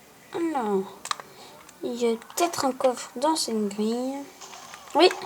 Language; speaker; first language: French; native; French